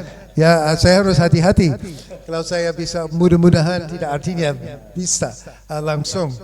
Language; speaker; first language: Indonesian; non-native, fluent; English